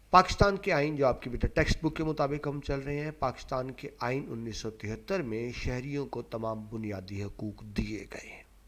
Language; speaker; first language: Urdu; non-native, local second language; Punjabi